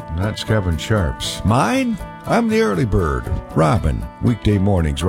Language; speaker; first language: English; native; English